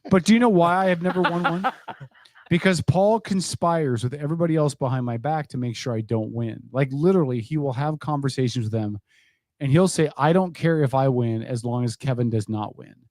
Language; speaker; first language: English; native; English